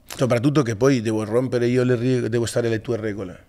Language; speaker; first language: Italian; non-native, fluent; Spanish